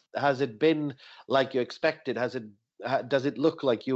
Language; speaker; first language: English; non-native, fluent; Swedish